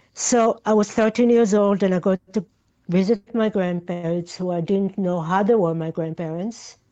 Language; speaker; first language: English; non-native, fluent; Yiddish